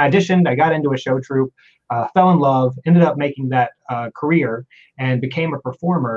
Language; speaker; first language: English; native; English